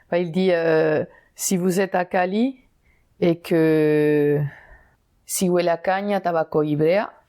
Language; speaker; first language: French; non-native, fluent; Spanish